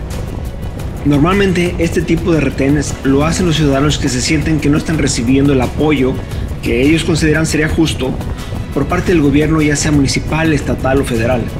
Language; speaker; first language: Spanish; native; Spanish